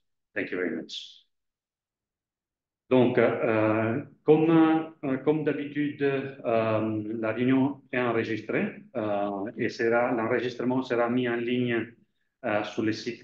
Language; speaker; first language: French; non-native, fluent; Italian